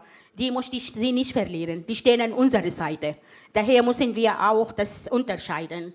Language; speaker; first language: German; non-native, fluent; Arabic